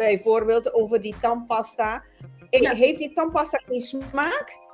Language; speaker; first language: Dutch; non-native, local second language; Papiamento